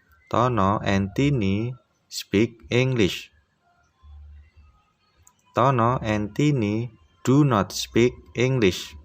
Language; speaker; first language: English; non-native, fluent; Indonesian